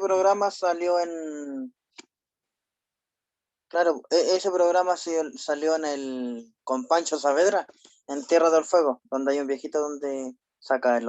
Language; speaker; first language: Spanish; native; Spanish